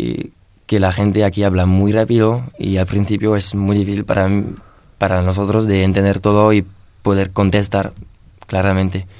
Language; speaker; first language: Spanish; non-native, learner; French